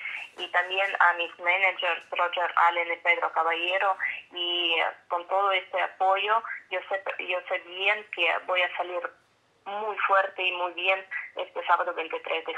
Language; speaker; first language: Spanish; non-native, fluent; Russian